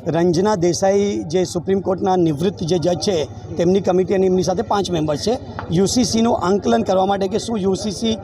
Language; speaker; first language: Gujarati; native; Gujarati